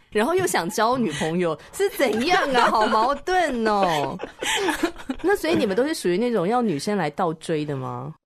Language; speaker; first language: Chinese; native; Chinese